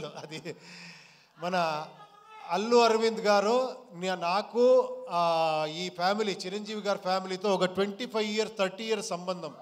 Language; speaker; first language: Telugu; non-native, local second language; Kannada